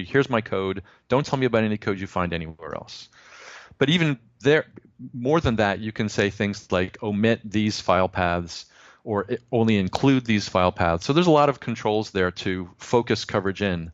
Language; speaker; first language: English; native; English